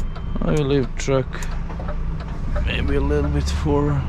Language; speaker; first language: English; non-native, fluent; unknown